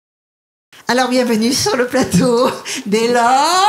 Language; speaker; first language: French; native; French